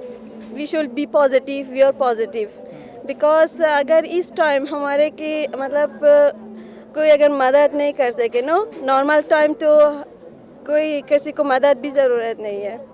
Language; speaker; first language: Hindi; non-native, learner; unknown